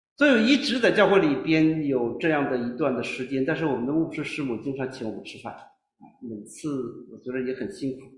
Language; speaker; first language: Chinese; native; Chinese